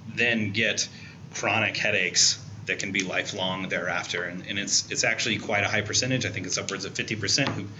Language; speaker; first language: English; native; English